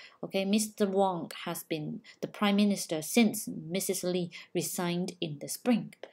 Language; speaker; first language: English; non-native, local second language; Cantonese